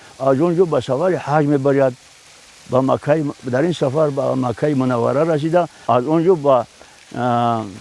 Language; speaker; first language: Tajik; native; Tajik